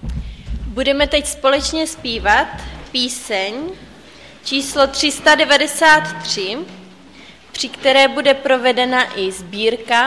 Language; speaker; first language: Czech; native; Czech